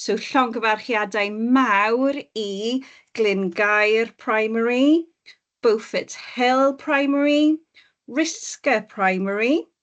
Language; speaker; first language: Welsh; non-native, local second language; English